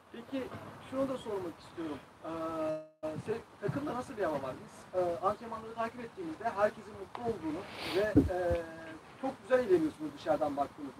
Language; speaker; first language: Turkish; native; Turkish